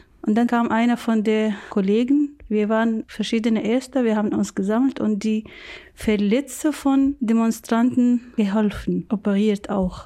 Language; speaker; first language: German; non-native, learner; Arabic